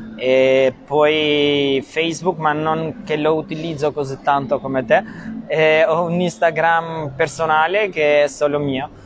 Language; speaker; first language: Italian; non-native, fluent; Albanian